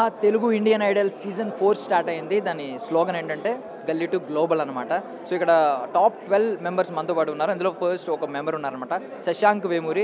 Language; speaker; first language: Telugu; native; Telugu